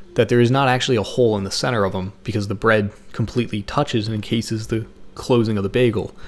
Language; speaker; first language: English; native; English